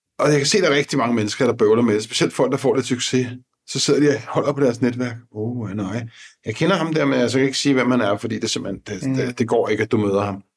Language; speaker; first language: Danish; native; Danish